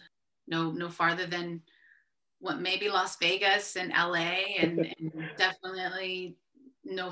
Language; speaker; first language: English; early bilingual, other home language; Spanish